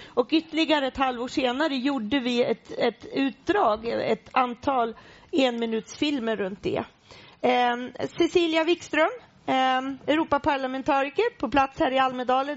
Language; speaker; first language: Swedish; native; Swedish